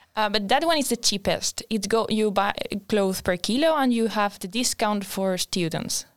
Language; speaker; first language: English; non-native, fluent; Spanish